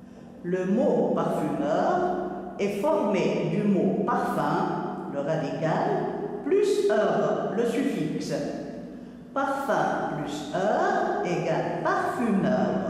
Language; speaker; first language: French; non-native, local second language; Arabic